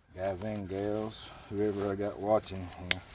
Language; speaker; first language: English; native; English